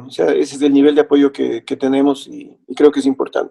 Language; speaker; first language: Spanish; native; Spanish